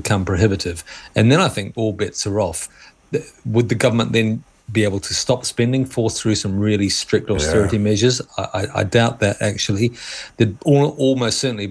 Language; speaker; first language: English; native; English